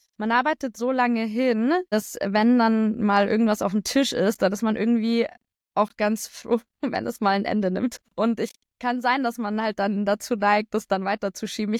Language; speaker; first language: German; early bilingual, other home language; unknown